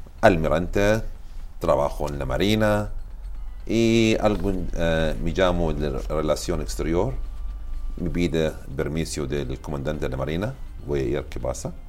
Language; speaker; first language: Spanish; non-native, learner; Arabic